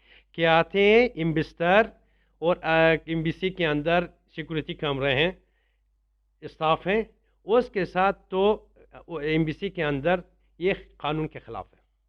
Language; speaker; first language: Hindi; non-native, learner; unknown